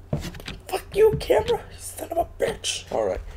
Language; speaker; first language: English; native; English